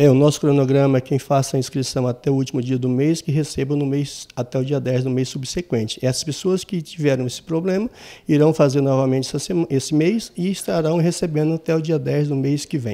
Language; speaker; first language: Portuguese; native; Portuguese